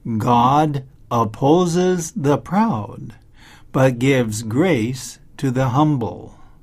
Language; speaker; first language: Chinese; non-native, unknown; English